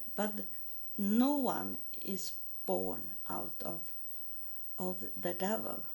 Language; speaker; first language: English; non-native, learner; Swedish